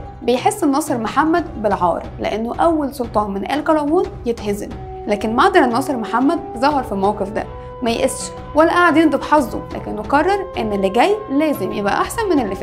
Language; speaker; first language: Arabic; native; Arabic